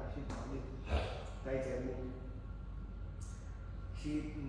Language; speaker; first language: Vietnamese; non-native, learner; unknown